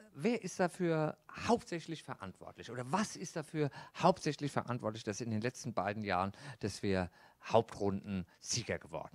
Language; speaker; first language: German; native; German